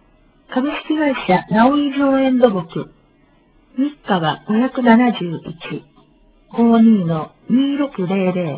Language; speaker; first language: Japanese; native; Japanese